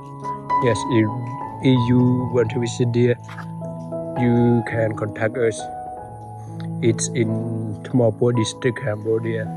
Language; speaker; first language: English; non-native, learner; Khmer